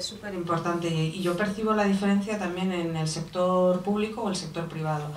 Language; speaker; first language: Spanish; native; Spanish